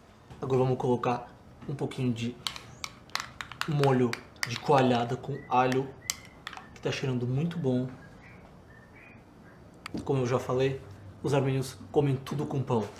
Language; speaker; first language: Portuguese; non-native, fluent; Armenian